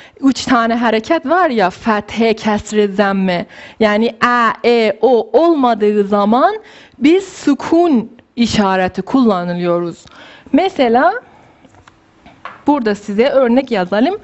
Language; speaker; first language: Turkish; non-native, fluent; Persian